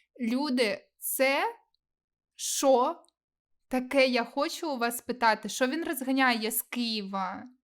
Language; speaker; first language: Ukrainian; non-native, local second language; Russian